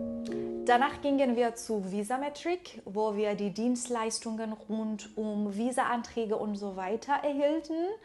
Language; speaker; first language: German; non-native, fluent; Persian